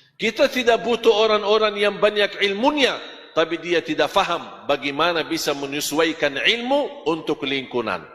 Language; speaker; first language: Malay; non-native, fluent; Arabic